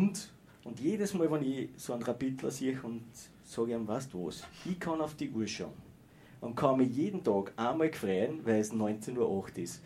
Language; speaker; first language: German; native; German